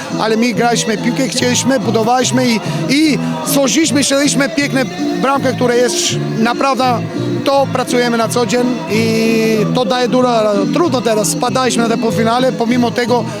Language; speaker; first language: Polish; non-native, fluent; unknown